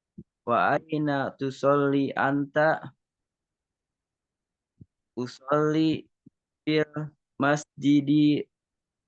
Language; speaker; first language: Arabic; non-native, learner; Indonesian